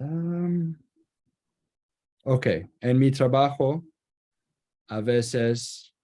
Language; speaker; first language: Spanish; non-native, learner; Kurdish